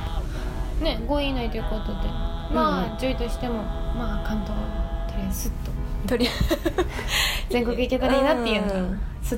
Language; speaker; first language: Japanese; native; Japanese